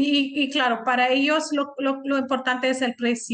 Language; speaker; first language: Spanish; non-native, fluent; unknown